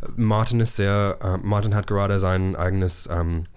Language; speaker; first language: German; non-native, fluent; English